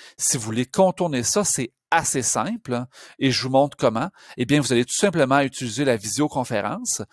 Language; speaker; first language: French; native; French